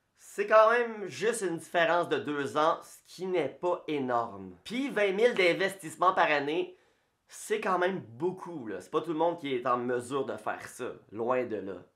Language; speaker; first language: French; native; French